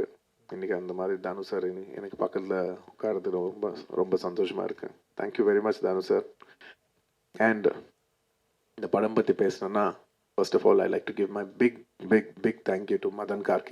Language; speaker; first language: Tamil; non-native, local second language; Telugu